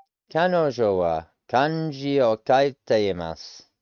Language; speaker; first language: Japanese; non-native, learner; English